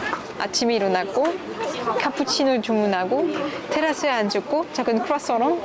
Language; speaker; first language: Korean; non-native, learner; French